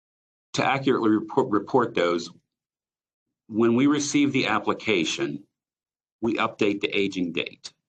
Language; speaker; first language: English; native; English